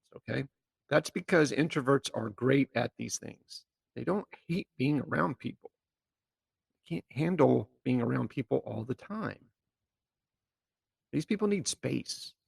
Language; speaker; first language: English; native; English